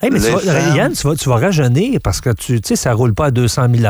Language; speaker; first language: French; native; French